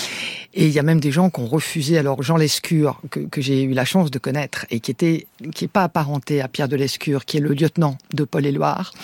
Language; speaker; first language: French; native; French